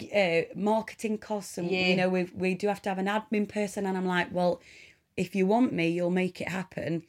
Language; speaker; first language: English; native; English